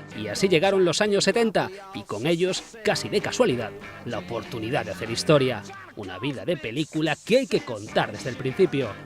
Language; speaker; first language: Spanish; native; Spanish